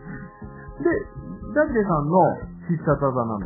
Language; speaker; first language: Japanese; native; Japanese